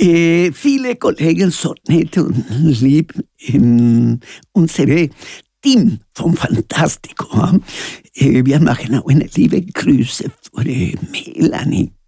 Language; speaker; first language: German; non-native, learner; Spanish